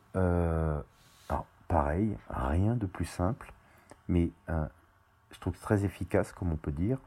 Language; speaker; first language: French; native; French